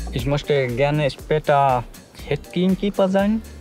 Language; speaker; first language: German; non-native, learner; Bangla